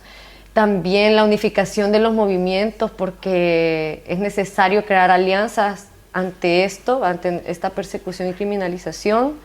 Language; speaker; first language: Spanish; native; Spanish